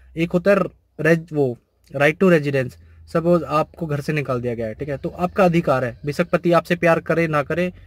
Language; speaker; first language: Hindi; native; Hindi